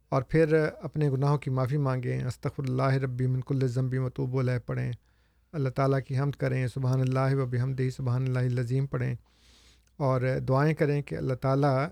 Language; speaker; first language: Urdu; native; Urdu